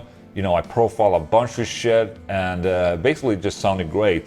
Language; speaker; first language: English; non-native, fluent; Swedish